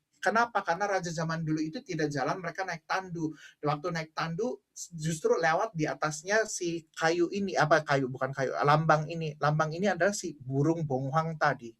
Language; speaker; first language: Indonesian; native; Indonesian